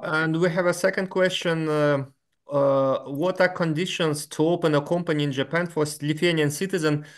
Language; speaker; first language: English; non-native, fluent; Lithuanian